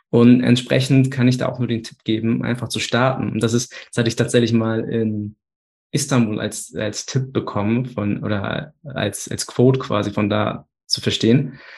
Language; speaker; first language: German; early bilingual, other home language; Turkish